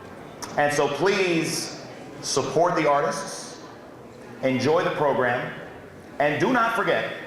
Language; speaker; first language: English; native; English